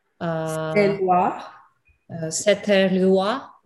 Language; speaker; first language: French; non-native, learner; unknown